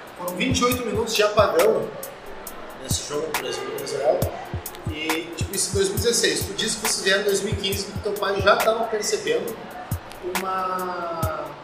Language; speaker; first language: Portuguese; native; Portuguese